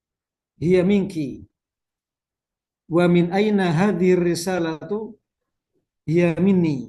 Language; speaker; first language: Arabic; non-native, fluent; Indonesian